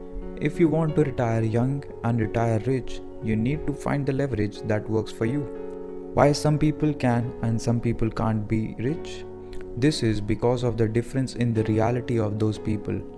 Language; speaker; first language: English; non-native, local second language; Hindi